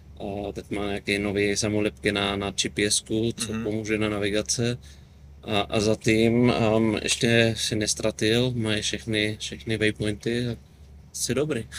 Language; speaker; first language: Czech; non-native, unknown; German